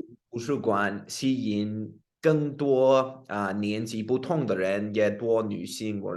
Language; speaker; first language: Chinese; non-native, fluent; English